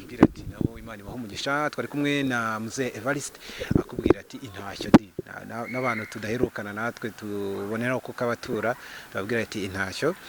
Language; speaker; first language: Kinyarwanda; native; Kinyarwanda